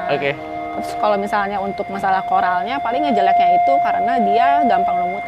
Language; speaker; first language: Indonesian; native; Indonesian